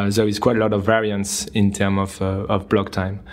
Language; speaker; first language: English; non-native, fluent; French